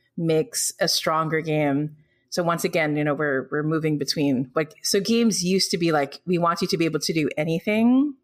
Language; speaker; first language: English; non-native, local second language; Filipino